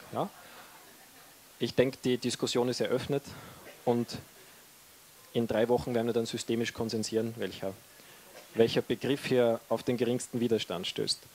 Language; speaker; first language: German; native; German